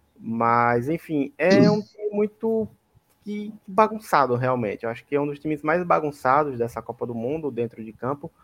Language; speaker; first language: Portuguese; native; Portuguese